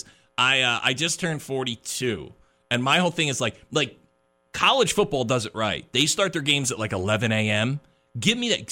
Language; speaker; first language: English; native; English